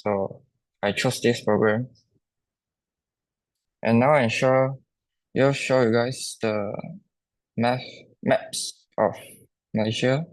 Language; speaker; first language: English; non-native, local second language; Chinese